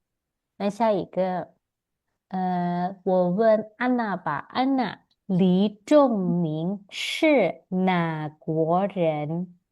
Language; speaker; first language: Chinese; non-native, fluent; Indonesian